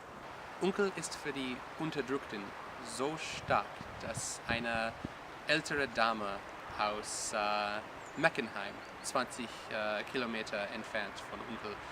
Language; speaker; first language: German; non-native, learner; English